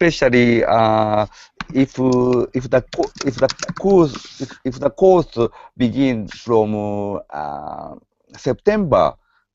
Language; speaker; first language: English; non-native, learner; Japanese